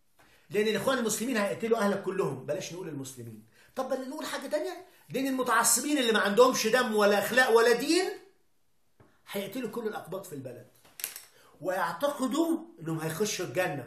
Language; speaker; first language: Arabic; native; Arabic